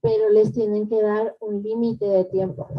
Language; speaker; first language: Spanish; native; Spanish